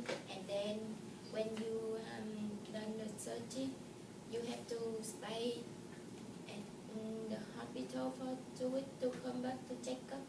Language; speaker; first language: English; non-native, learner; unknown